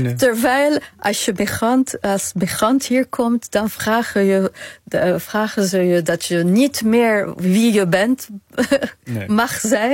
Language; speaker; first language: Dutch; non-native, fluent; Arabic